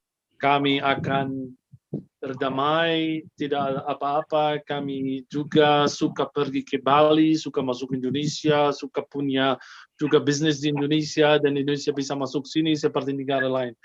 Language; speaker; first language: Indonesian; non-native, fluent; Arabic